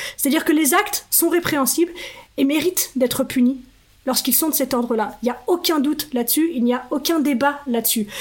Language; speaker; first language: French; native; French